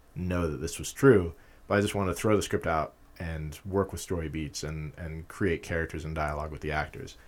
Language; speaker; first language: English; native; English